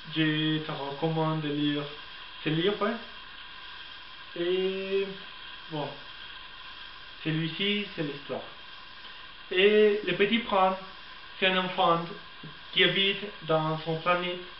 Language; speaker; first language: French; non-native, learner; Spanish